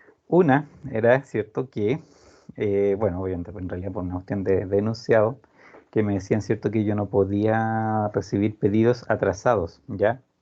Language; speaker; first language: Spanish; native; Spanish